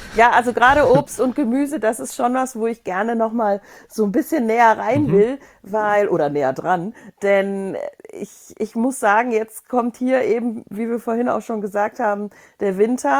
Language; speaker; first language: German; native; German